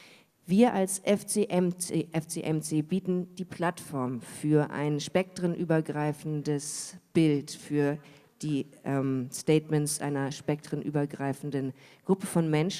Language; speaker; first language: German; native; German